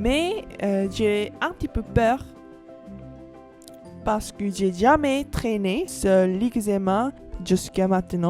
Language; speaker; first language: French; non-native, learner; Korean